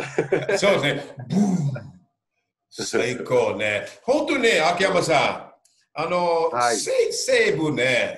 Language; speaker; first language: Japanese; non-native, learner; English